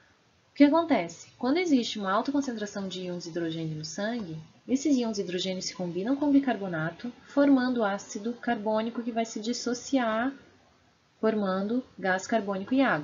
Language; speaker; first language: Portuguese; native; Portuguese